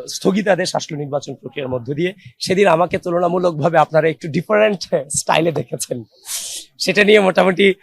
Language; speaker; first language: Bangla; native; Bangla